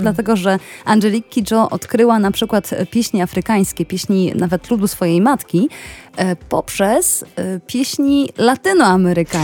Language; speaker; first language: Polish; native; Polish